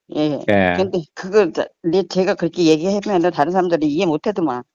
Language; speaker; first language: Korean; native; Korean